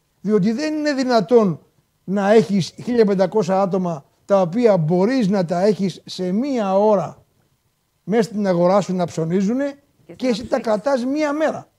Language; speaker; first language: Greek; native; Greek